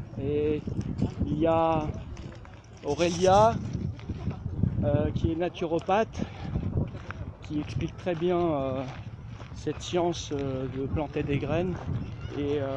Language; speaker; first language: French; native; French